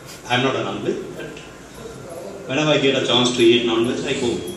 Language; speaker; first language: English; non-native, local second language; Tamil